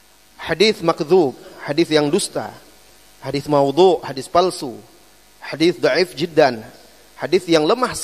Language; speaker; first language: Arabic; non-native, fluent; Indonesian